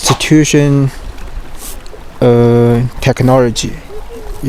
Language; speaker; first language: English; non-native, learner; Chinese